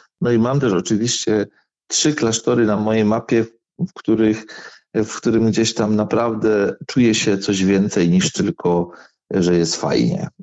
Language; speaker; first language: Polish; native; Polish